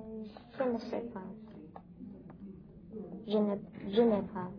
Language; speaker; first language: French; non-native, learner; English